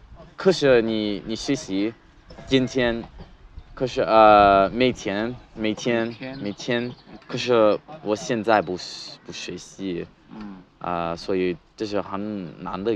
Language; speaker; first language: Chinese; non-native, learner; English